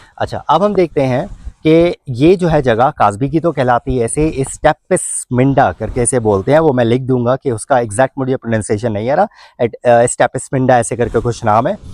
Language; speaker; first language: Urdu; native; Urdu